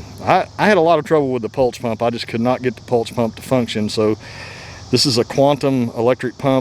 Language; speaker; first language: English; native; English